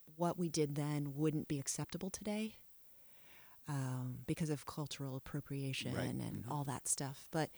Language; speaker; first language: English; native; English